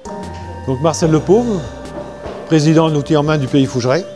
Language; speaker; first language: French; native; French